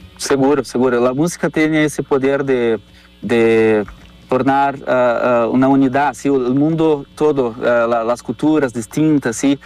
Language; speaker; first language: Spanish; non-native, fluent; Portuguese